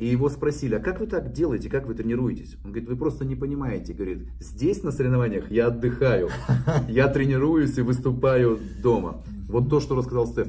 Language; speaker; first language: Russian; native; Russian